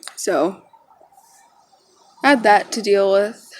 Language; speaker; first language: English; native; English